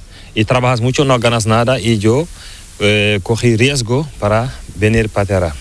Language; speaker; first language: Spanish; non-native, learner; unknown